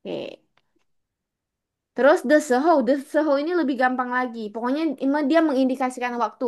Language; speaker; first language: Indonesian; native; Indonesian